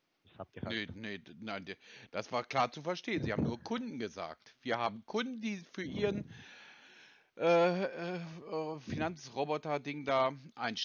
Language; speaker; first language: German; native; German